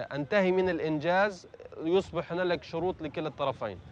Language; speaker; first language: Arabic; native; Arabic